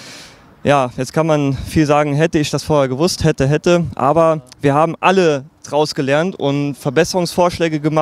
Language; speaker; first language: German; native; German